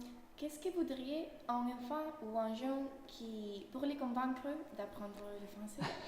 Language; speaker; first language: French; non-native, learner; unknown